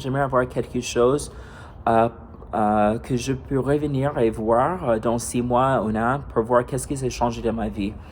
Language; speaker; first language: French; non-native, fluent; English